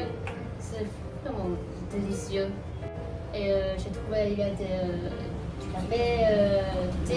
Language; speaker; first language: French; non-native, learner; Chinese